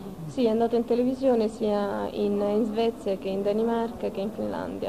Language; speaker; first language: Italian; native; Italian